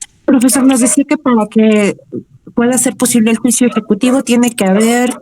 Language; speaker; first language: Spanish; native; Spanish